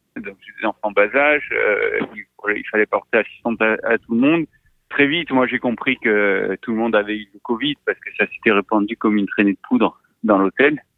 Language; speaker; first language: French; native; French